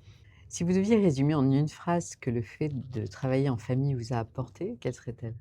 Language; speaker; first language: French; native; French